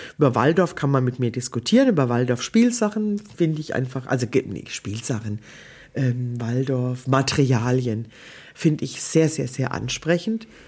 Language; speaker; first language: German; native; German